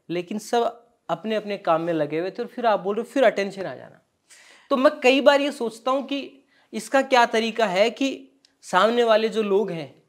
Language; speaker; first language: Hindi; native; Hindi